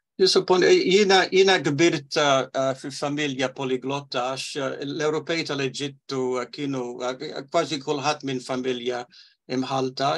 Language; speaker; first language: Maltese; early bilingual, heritage; Maltese